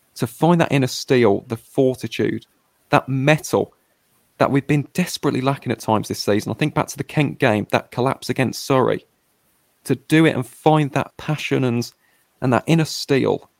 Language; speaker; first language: English; native; English